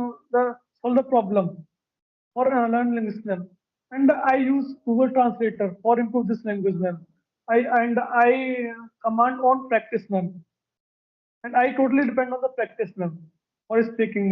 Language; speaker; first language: English; non-native, learner; Hindi